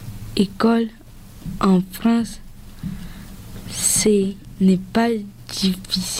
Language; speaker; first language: French; non-native, learner; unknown